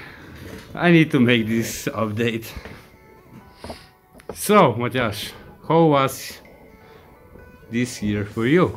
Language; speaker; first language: English; non-native, learner; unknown